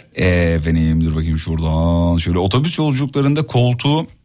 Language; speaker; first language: Turkish; native; Turkish